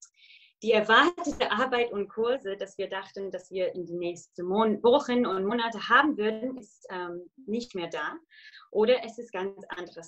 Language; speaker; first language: German; non-native, fluent; English